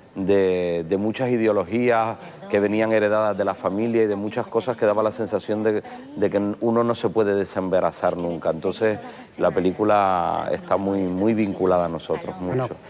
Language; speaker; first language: Spanish; native; Spanish